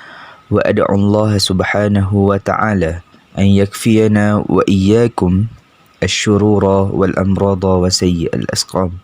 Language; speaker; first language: Arabic; non-native, learner; Malay